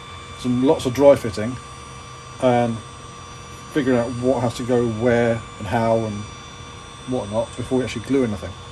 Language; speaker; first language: English; native; English